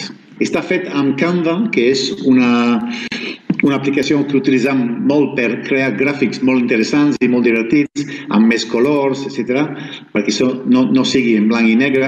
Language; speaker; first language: Catalan; non-native, fluent; Spanish